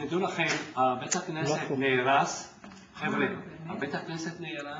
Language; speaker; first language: Hebrew; non-native, fluent; Ladino